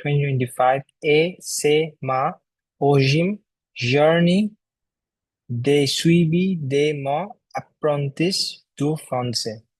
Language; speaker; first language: French; non-native, learner; Bangla